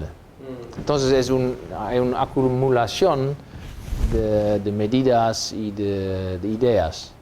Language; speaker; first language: Spanish; non-native, fluent; Dutch